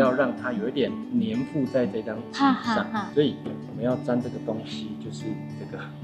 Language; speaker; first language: Chinese; native; Chinese